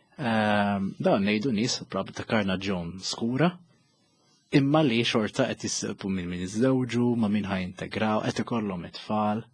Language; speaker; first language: Maltese; native; Maltese